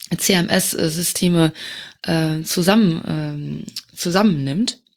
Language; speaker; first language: German; non-native, local second language; Luxembourgish